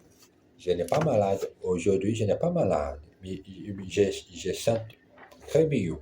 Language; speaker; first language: French; non-native, learner; German